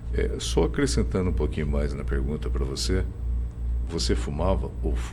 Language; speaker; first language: Portuguese; native; Portuguese